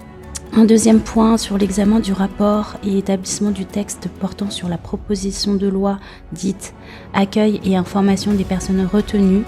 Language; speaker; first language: French; native; French